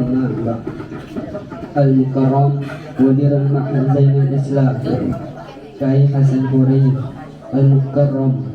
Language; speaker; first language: Arabic; non-native, learner; Indonesian